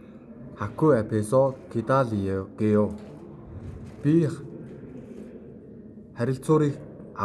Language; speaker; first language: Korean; non-native, fluent; Mongolian